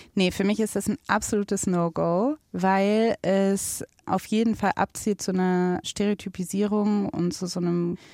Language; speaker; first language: German; native; German